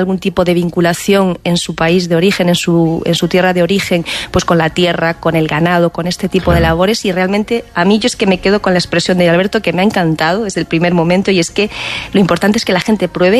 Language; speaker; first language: Spanish; native; Spanish